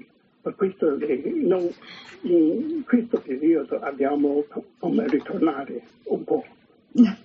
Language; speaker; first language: Italian; non-native, learner; Chinese